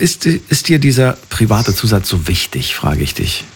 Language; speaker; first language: German; native; German